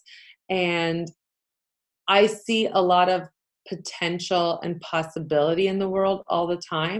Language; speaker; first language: English; early bilingual, other home language; Polish